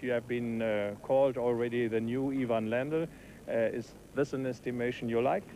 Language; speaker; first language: English; non-native, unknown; German